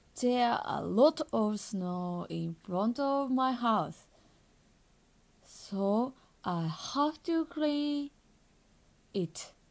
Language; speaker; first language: English; non-native, learner; Japanese